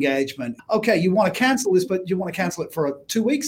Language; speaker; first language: English; native; English